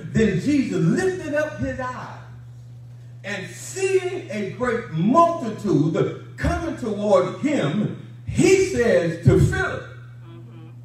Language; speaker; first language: English; native; English